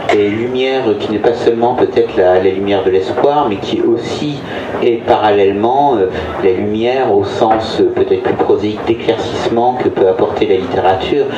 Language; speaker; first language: French; native; French